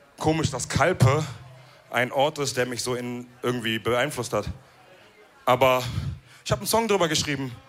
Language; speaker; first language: German; early bilingual, other home language; Wolof